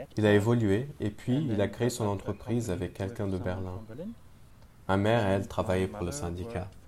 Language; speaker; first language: French; non-native, fluent; German